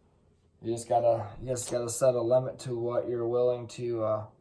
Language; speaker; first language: English; native; English